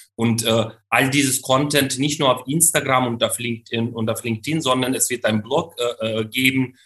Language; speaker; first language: German; non-native, fluent; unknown